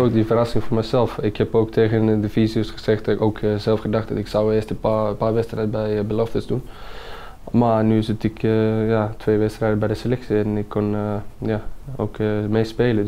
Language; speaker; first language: Dutch; non-native, fluent; Finnish